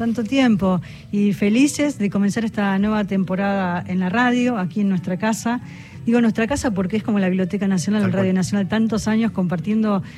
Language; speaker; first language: Spanish; native; Spanish